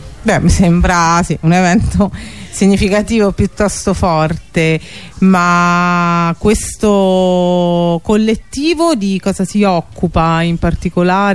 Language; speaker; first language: Italian; native; Italian